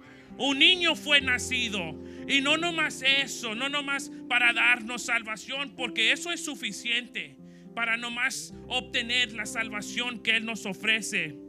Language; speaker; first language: Spanish; early bilingual, heritage; Spanish